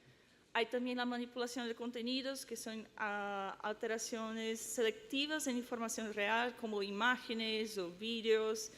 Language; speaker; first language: Spanish; non-native, fluent; Portuguese